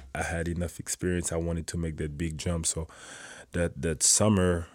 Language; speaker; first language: English; non-native, fluent; French